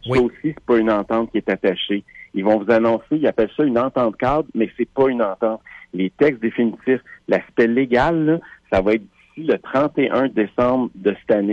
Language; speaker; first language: French; native; French